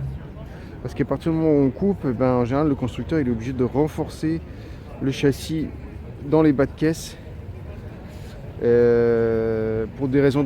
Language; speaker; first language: French; native; French